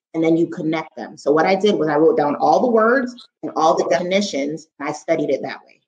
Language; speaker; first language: English; native; English